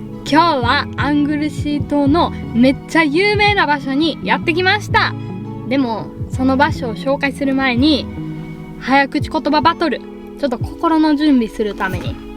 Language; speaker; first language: Japanese; early bilingual, other home language; English